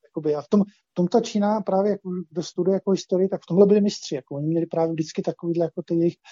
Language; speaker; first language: Czech; native; Czech